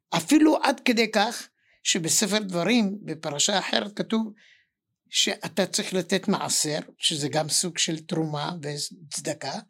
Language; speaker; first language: Hebrew; native; Hebrew